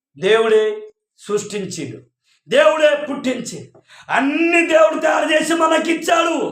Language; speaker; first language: Telugu; non-native, local second language; Koya